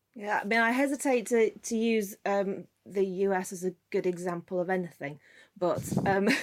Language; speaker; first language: English; native; English